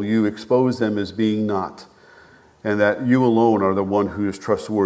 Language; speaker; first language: English; native; English